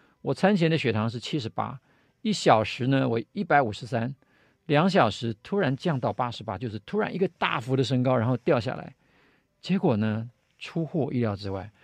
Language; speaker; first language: Chinese; native; Chinese